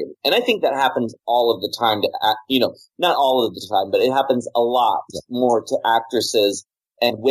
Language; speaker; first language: English; native; English